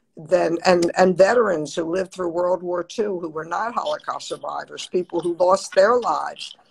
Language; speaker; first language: English; native; English